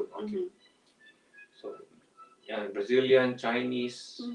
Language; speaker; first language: English; non-native, local second language; Filipino